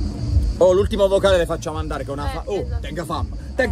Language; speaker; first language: Italian; native; Italian